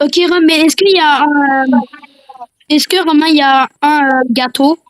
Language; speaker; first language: French; native; French